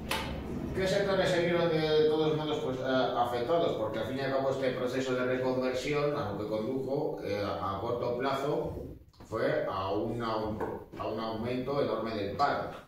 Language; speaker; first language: Spanish; native; Spanish